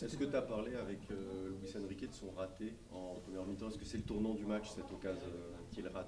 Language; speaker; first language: French; native; French